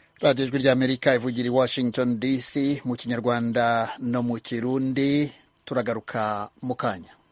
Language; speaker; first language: Kinyarwanda; native; Kinyarwanda